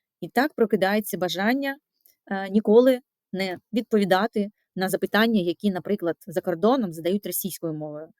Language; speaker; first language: Ukrainian; non-native, local second language; Russian